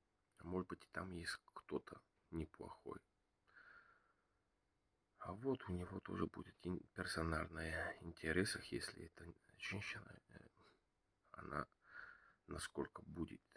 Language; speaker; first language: Russian; non-native, learner; Bulgarian